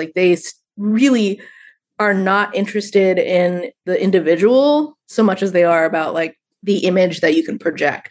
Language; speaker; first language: English; native; English